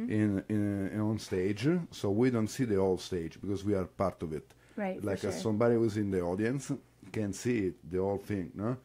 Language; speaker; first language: English; non-native, fluent; Italian